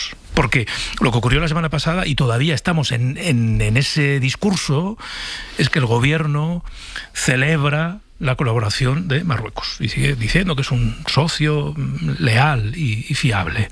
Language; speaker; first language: Spanish; native; Spanish